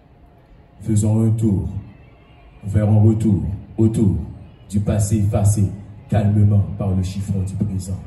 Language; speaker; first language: French; non-native, local second language; Haitian Creole